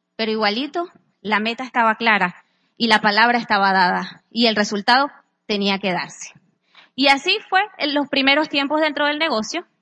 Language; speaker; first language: Spanish; native; Spanish